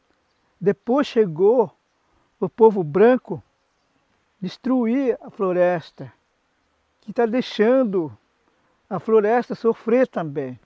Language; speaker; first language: Portuguese; non-native, local second language; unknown